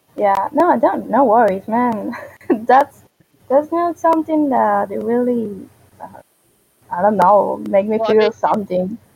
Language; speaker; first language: English; non-native, fluent; Spanish